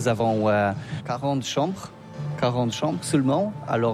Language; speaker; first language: French; non-native, learner; Polish